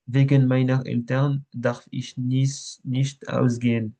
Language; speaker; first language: German; non-native, fluent; French